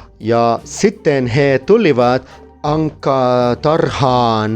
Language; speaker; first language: Finnish; non-native, learner; Spanish